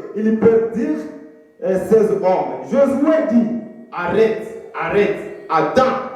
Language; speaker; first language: French; non-native, local second language; Swahili